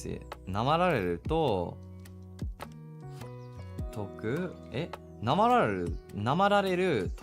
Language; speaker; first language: Japanese; non-native, learner; English